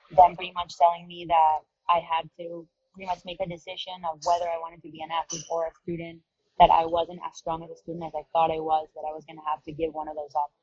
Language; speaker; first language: English; non-native, fluent; Spanish